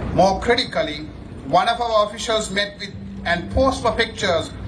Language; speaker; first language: English; non-native, local second language; Tamil